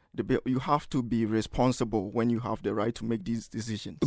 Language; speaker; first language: English; non-native, local second language; Akan